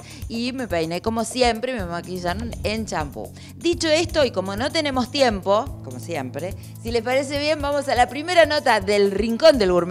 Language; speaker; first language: Spanish; native; Spanish